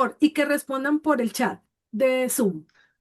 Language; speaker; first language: Spanish; native; Spanish